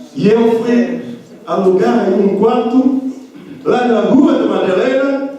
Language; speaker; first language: Portuguese; non-native, fluent; Lingala